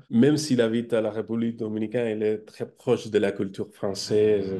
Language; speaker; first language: French; non-native, fluent; Spanish